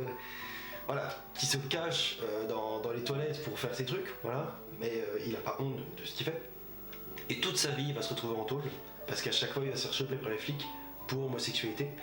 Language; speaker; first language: French; native; French